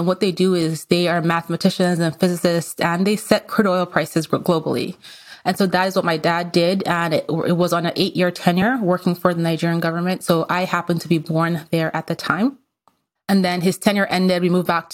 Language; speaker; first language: English; non-native, local second language; Yoruba